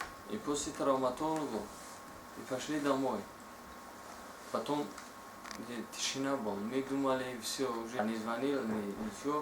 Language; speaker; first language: Russian; non-native, learner; Tajik